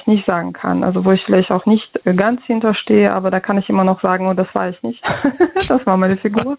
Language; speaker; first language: German; early bilingual, other home language; Russian